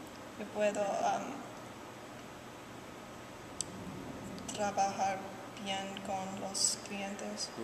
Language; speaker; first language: Spanish; non-native, learner; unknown